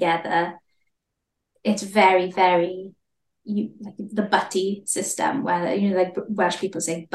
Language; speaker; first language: English; native; English